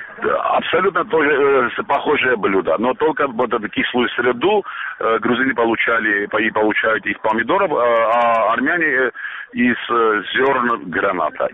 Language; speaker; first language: Russian; non-native, local second language; Armenian